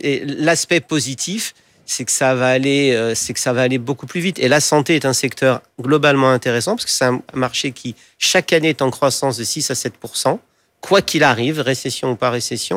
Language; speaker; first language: French; native; French